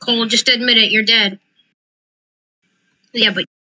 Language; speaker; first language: English; native; English